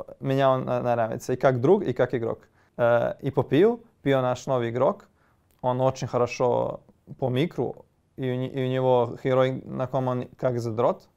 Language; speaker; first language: Russian; non-native, learner; Serbian